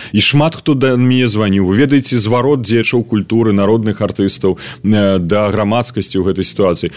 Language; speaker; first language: Belarusian; native; Belarusian